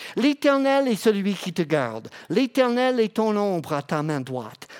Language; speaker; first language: French; non-native, fluent; English